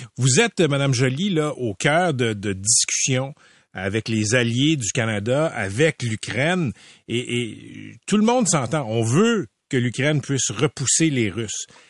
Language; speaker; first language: French; native; French